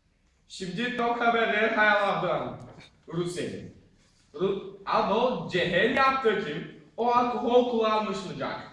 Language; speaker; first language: Turkish; non-native, learner; Bulgarian